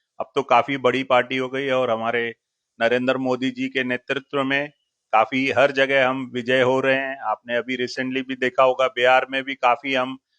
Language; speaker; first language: Hindi; non-native, local second language; Sindhi